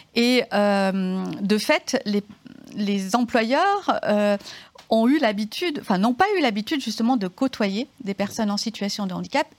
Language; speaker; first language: French; native; French